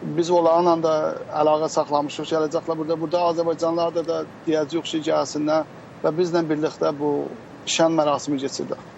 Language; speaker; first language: Azerbaijani; native; Azerbaijani